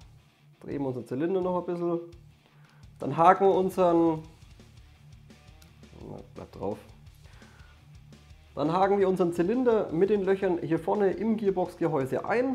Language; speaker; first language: German; native; German